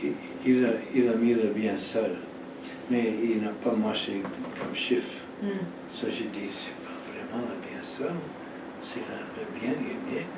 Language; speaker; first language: French; non-native, fluent; English